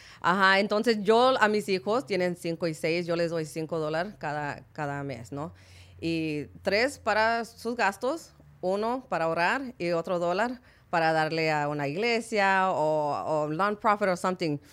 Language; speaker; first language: Spanish; early bilingual, heritage; Spanish